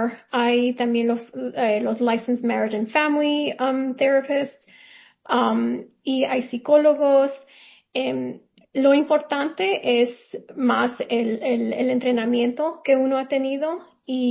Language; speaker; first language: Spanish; early bilingual, heritage; Spanish